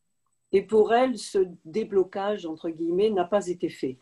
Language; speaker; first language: French; native; French